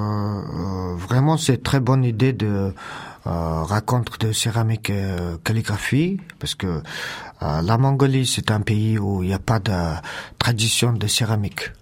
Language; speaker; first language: French; non-native, learner; Mongolian